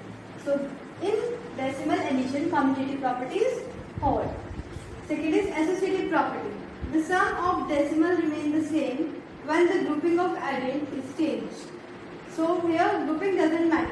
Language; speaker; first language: English; non-native, local second language; Hindi